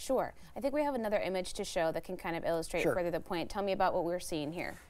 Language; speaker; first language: English; native; English